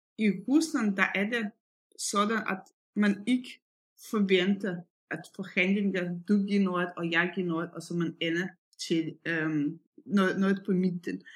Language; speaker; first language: Danish; non-native, fluent; Russian